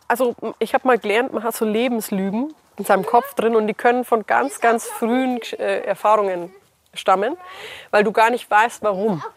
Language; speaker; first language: German; early bilingual, other home language; English